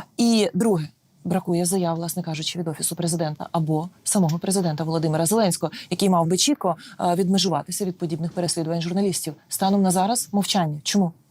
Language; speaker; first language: Ukrainian; native; Ukrainian